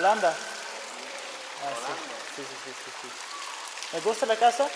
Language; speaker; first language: Spanish; non-native, learner; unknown